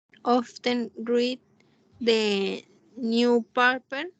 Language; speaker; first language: English; non-native, learner; Spanish